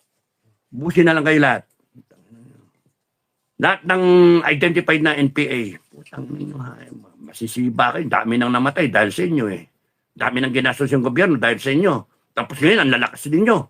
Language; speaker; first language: Filipino; native; Filipino